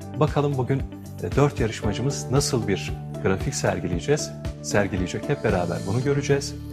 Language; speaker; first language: Turkish; native; Turkish